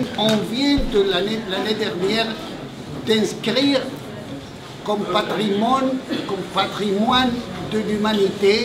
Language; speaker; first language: French; non-native, fluent; Spanish